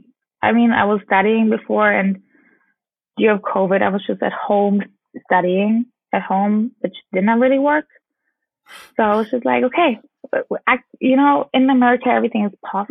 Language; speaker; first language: English; non-native, fluent; German